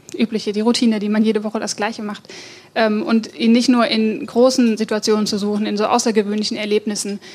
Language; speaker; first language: German; native; German